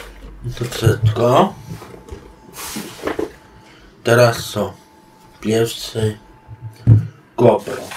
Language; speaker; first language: Polish; non-native, learner; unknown